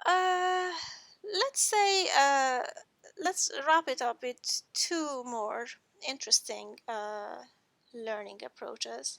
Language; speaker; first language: English; non-native, fluent; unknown